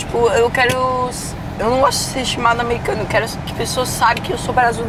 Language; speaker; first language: Portuguese; early bilingual, heritage; Portuguese